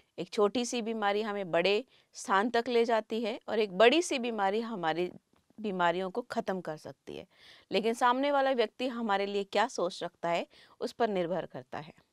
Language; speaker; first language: Hindi; native; Hindi